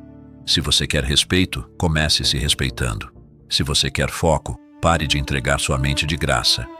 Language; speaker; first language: Portuguese; native; Portuguese